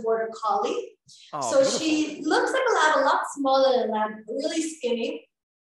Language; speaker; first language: English; early bilingual, other home language; Spanish